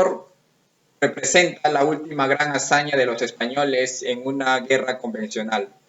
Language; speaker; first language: Spanish; native; Spanish